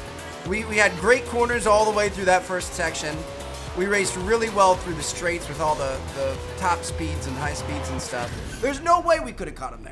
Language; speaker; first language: English; native; English